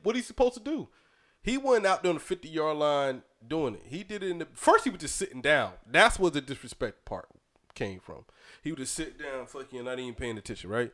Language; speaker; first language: English; native; English